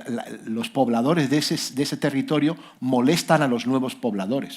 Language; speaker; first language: Spanish; native; Spanish